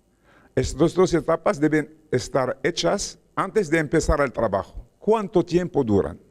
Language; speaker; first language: Spanish; non-native, fluent; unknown